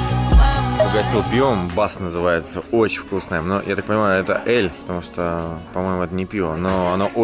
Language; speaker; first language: Russian; native; Russian